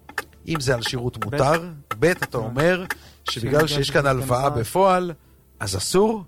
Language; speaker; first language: Hebrew; native; Hebrew